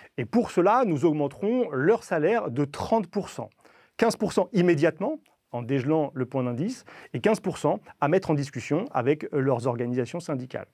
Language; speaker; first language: French; native; French